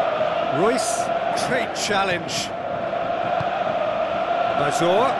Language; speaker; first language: English; native; English